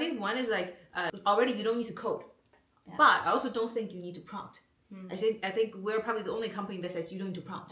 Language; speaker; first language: English; non-native, fluent; Chinese